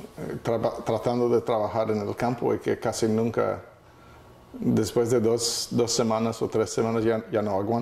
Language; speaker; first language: Spanish; non-native, fluent; English